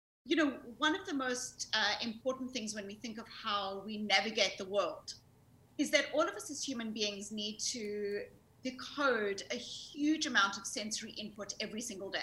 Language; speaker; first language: English; native; English